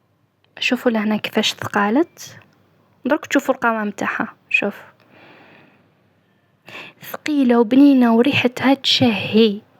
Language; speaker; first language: Arabic; native; Arabic